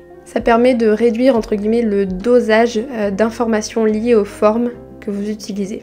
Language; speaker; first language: French; native; French